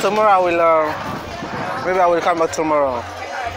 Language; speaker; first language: English; non-native, learner; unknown